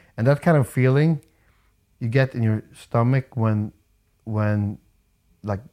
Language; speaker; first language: English; non-native, fluent; Swedish